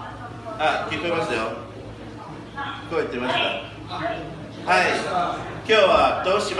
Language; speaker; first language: Japanese; non-native, learner; Chinese